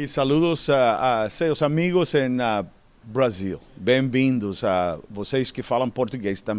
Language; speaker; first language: Portuguese; non-native, learner; Spanish